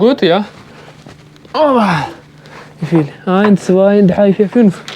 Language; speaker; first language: German; non-native, learner; Ukrainian